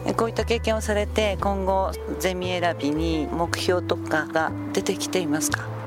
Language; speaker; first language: Japanese; native; Japanese